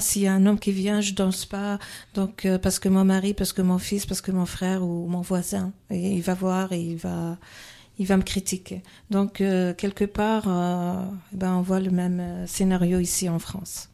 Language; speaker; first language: French; non-native, local second language; Kabyle